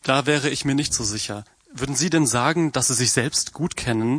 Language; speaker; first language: German; native; German